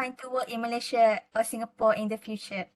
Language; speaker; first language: English; non-native, local second language; Malay